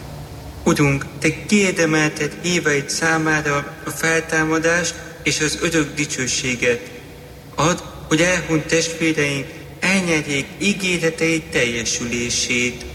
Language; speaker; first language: Hungarian; native; Hungarian